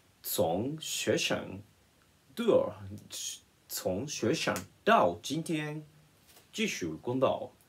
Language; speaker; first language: Chinese; non-native, learner; Japanese